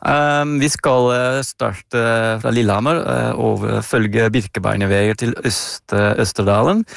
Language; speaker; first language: Norwegian; non-native, fluent; Dutch